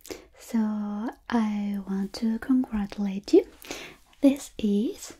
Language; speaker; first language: English; non-native, fluent; Spanish